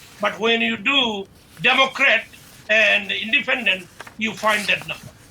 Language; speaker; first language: English; non-native, local second language; Bangla